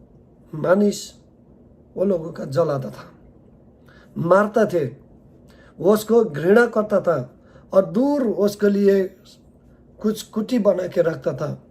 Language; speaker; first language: Hindi; non-native, learner; Nepali